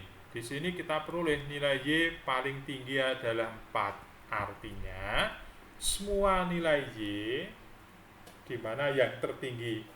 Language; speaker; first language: Indonesian; native; Indonesian